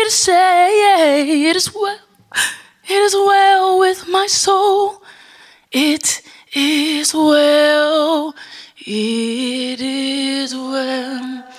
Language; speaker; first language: English; native; English